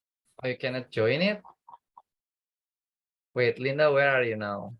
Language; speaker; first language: English; non-native, fluent; Indonesian